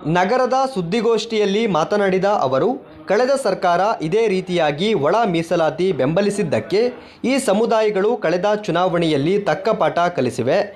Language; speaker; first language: Kannada; native; Kannada